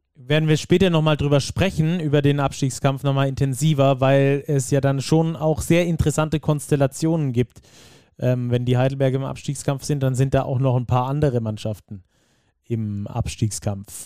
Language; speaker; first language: German; native; German